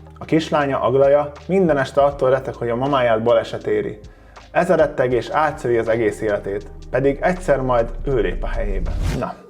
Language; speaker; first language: Hungarian; native; Hungarian